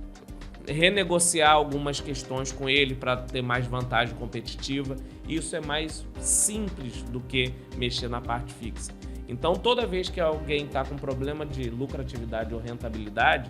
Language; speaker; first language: Portuguese; native; Portuguese